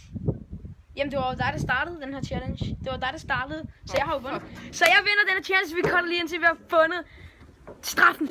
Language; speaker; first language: Danish; native; Danish